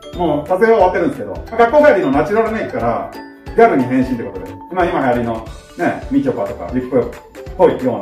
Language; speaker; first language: Japanese; native; Japanese